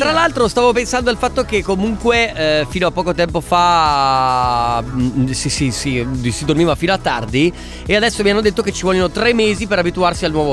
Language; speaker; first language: Italian; native; Italian